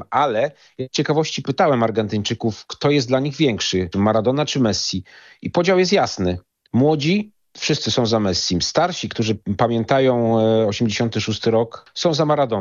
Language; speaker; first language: Polish; native; Polish